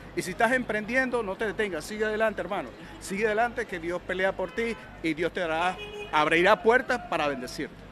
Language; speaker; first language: Spanish; native; Spanish